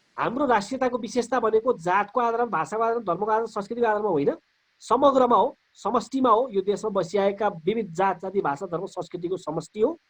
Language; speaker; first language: Nepali; native; Nepali